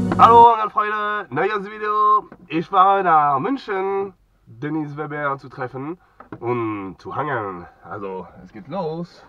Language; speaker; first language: German; non-native, learner; French